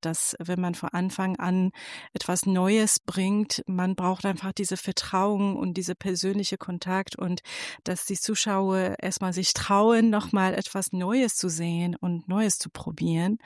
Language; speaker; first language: German; non-native, fluent; Persian